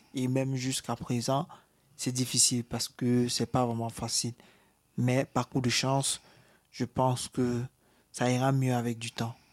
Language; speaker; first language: French; native; French